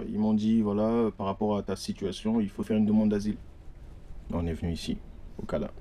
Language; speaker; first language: French; non-native, local second language; Lingala